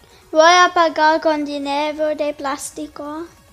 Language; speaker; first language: Spanish; non-native, learner; English